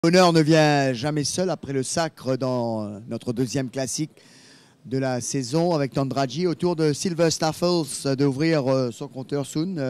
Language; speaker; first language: French; native; French